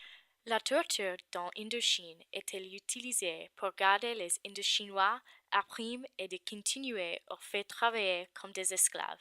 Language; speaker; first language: French; non-native, fluent; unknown